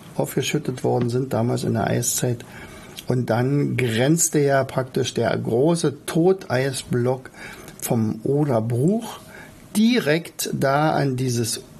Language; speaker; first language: German; native; German